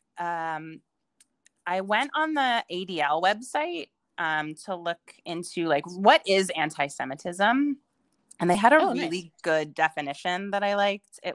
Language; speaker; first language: English; native; English